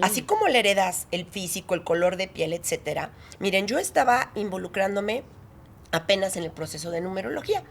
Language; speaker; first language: Spanish; native; Spanish